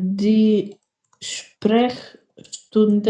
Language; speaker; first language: German; non-native, learner; Macedonian